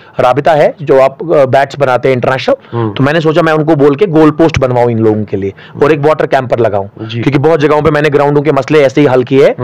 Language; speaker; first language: Urdu; non-native, local second language; Kashmiri